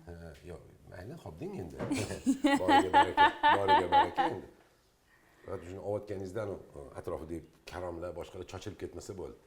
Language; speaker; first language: Uzbek; native; Uzbek